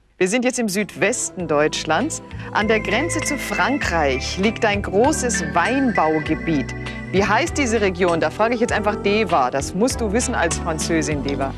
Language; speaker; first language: German; native; German